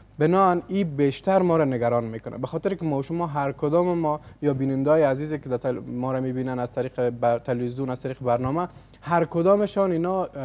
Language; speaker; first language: Persian; native; Persian